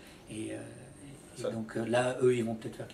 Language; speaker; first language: French; native; French